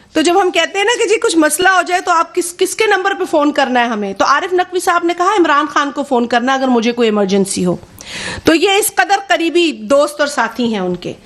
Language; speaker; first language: Urdu; non-native, local second language; Sindhi